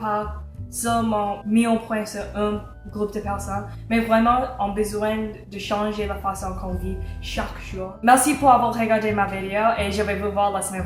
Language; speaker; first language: French; non-native, local second language; English